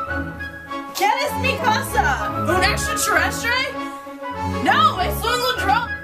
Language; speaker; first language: Spanish; non-native, learner; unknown